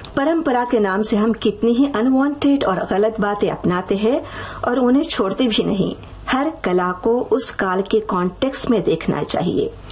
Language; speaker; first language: Hindi; non-native, local second language; Marathi